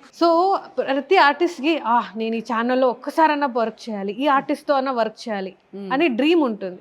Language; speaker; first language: Telugu; native; Telugu